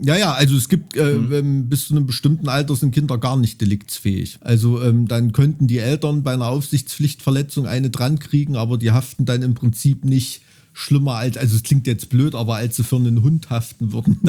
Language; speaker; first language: German; native; German